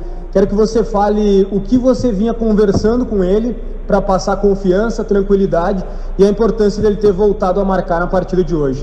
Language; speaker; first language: Portuguese; native; Portuguese